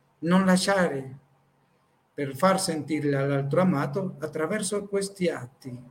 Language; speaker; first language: Italian; non-native, fluent; Spanish